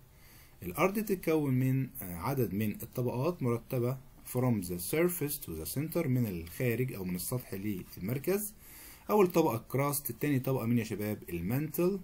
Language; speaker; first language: Arabic; native; Arabic